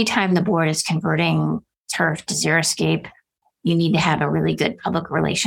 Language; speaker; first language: English; native; English